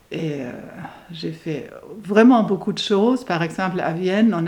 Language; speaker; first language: French; non-native, fluent; German